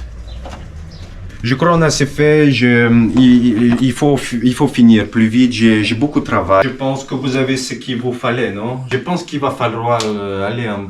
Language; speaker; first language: French; non-native, fluent; Romanian